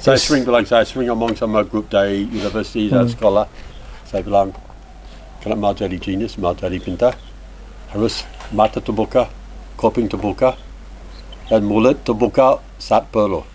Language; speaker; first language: Indonesian; non-native, learner; English